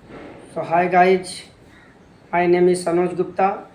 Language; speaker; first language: English; non-native, learner; Hindi